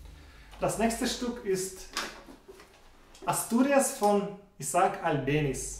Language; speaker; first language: German; non-native, fluent; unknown